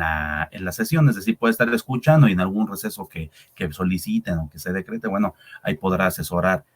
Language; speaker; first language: Spanish; native; Spanish